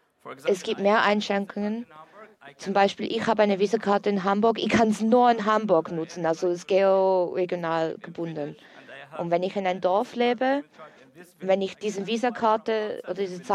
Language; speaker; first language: German; non-native, learner; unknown